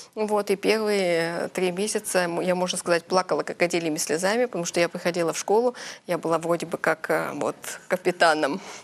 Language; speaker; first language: Russian; early bilingual, heritage; Russian